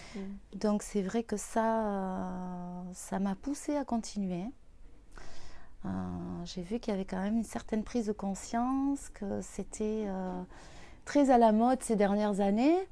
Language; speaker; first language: French; native; French